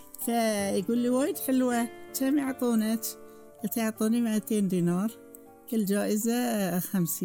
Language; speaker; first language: Arabic; native; Arabic